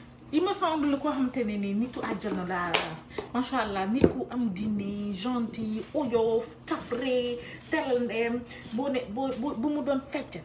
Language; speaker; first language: French; non-native, local second language; Wolof